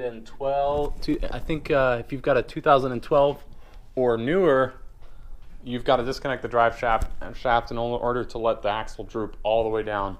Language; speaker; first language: English; native; English